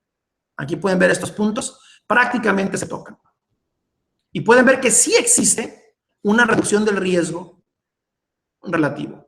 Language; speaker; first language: Spanish; native; Spanish